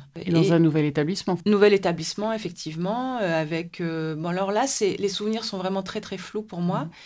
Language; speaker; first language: French; native; French